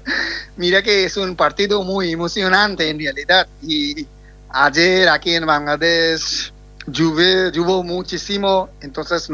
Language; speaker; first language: Spanish; non-native, fluent; Bangla